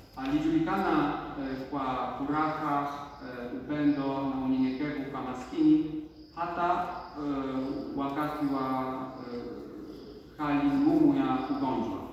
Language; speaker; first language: Swahili; non-native, fluent; Polish